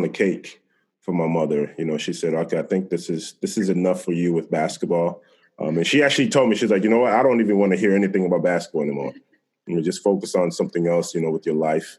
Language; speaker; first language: English; native; English